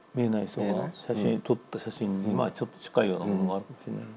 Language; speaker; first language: Japanese; native; Japanese